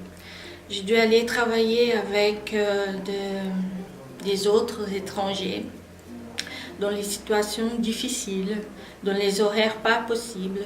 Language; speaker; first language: French; non-native, fluent; Portuguese